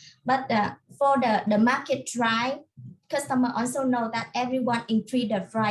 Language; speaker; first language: English; non-native, learner; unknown